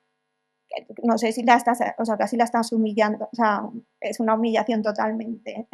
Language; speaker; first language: Spanish; native; Spanish